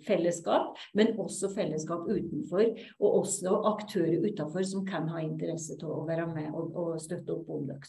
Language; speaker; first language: Norwegian; native; Norwegian